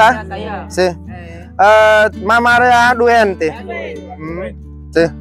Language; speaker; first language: Portuguese; non-native, learner; Vietnamese